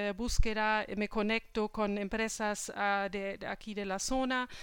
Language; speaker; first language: Spanish; non-native, fluent; German